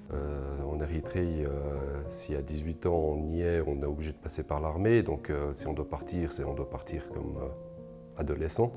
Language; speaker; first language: French; native; French